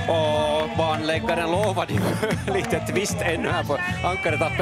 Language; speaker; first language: Swedish; native; Swedish